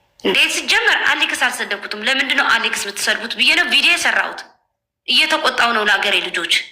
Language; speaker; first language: Amharic; non-native, local second language; Tigrinya